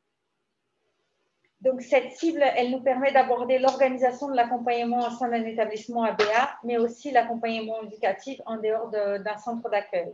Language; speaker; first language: French; native; French